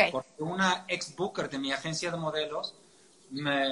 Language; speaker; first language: Spanish; non-native, fluent; Dutch